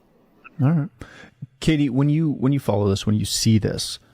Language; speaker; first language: English; native; English